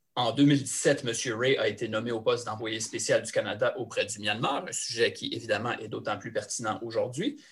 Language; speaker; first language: French; native; French